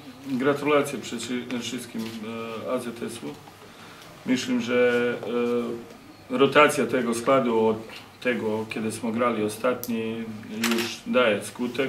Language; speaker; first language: Polish; non-native, learner; Serbian